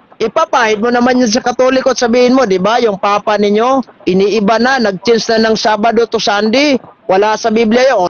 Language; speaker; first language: Filipino; non-native, local second language; Cebuano